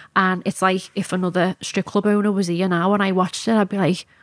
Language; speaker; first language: English; native; English